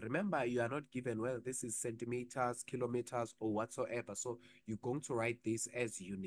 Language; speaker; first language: English; non-native, local second language; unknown